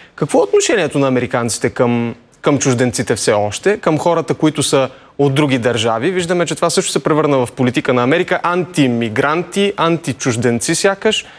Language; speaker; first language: Bulgarian; native; Bulgarian